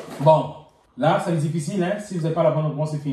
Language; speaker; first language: French; native; French